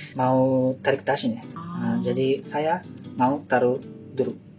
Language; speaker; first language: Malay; non-native, learner; Japanese